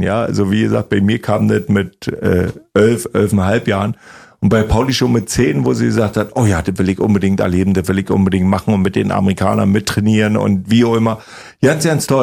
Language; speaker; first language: German; native; German